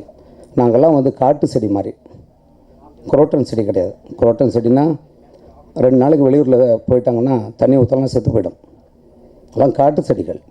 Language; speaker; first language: Tamil; native; Tamil